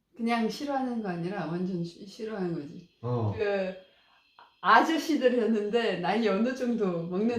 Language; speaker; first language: Korean; non-native, learner; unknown